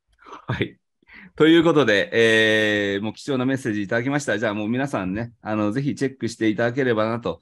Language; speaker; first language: Japanese; native; Japanese